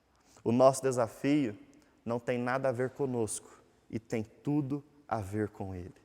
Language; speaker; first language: Portuguese; native; Portuguese